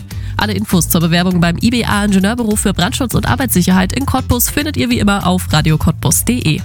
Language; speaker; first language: German; native; German